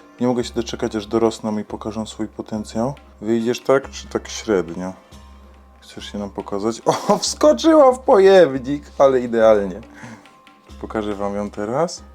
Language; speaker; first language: Polish; native; Polish